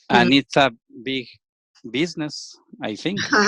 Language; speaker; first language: English; non-native, learner; Spanish